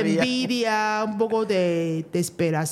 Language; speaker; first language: Spanish; non-native, fluent; Chinese